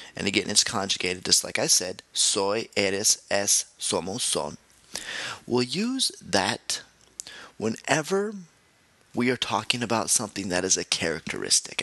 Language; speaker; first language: English; native; English